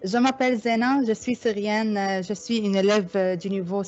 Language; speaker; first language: French; non-native, learner; Arabic